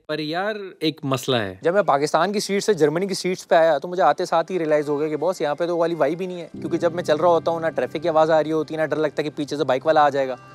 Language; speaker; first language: Urdu; native; Urdu